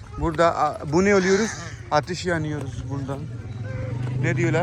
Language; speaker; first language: Turkish; non-native, learner; Punjabi